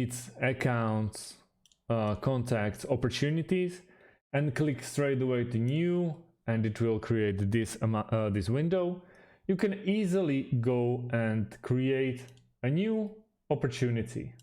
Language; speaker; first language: English; non-native, fluent; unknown